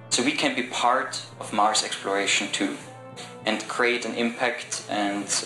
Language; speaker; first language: English; non-native, fluent; German